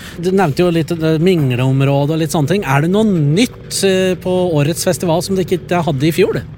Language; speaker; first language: Norwegian; native; Norwegian